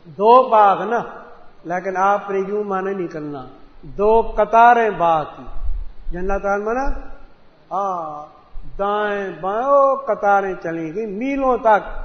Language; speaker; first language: Urdu; non-native, local second language; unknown